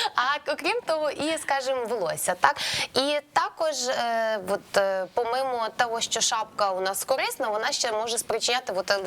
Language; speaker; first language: Ukrainian; native; Ukrainian